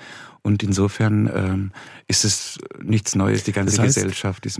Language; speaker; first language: German; native; German